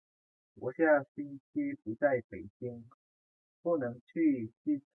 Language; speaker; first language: Chinese; non-native, fluent; Indonesian